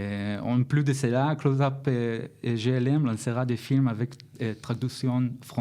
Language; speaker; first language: French; non-native, learner; Hebrew